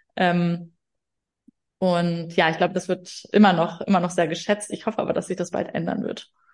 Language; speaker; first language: German; native; German